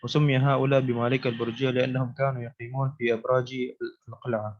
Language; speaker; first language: Arabic; non-native, learner; Indonesian